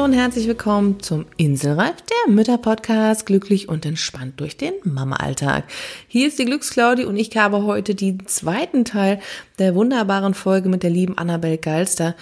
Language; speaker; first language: German; native; German